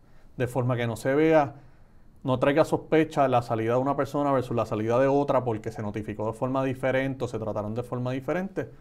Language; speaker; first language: Spanish; native; Spanish